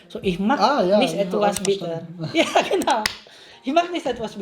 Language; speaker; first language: German; non-native, learner; Indonesian